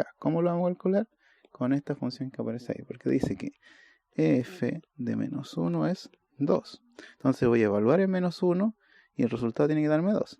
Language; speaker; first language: Spanish; native; Spanish